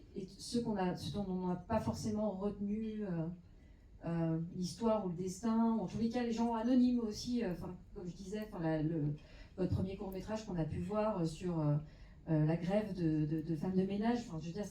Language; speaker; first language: French; native; French